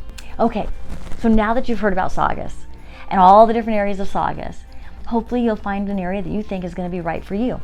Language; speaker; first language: English; native; English